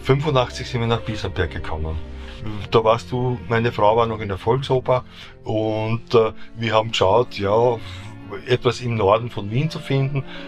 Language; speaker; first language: German; native; German